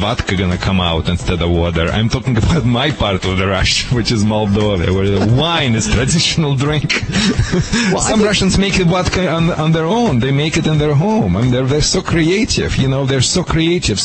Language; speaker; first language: English; non-native, fluent; Romanian